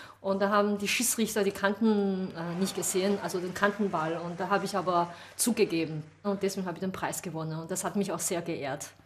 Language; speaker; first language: German; non-native, fluent; Chinese